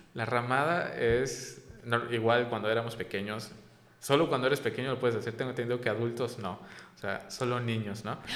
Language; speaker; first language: Spanish; native; Spanish